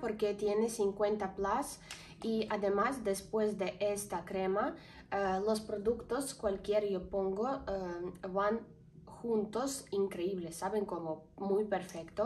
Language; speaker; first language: Spanish; non-native, learner; Ukrainian